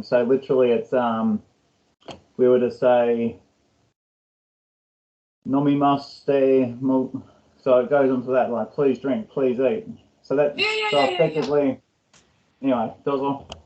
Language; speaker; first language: English; non-native, learner; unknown